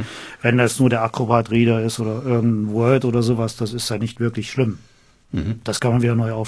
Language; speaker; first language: German; native; German